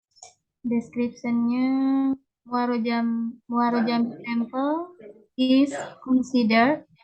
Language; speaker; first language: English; non-native, learner; Indonesian